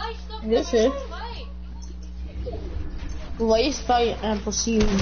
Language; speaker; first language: French; non-native, local second language; English